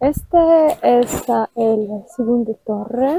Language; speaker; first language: Spanish; non-native, fluent; Russian